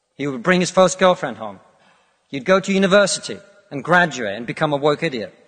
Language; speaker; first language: English; non-native, fluent; Russian